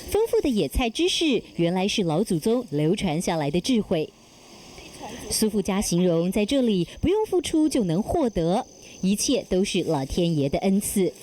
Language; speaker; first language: Chinese; native; Chinese